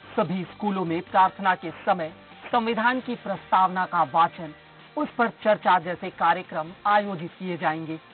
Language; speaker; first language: Hindi; native; Hindi